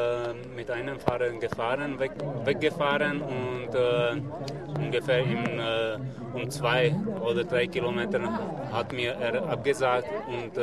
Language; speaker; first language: German; non-native, learner; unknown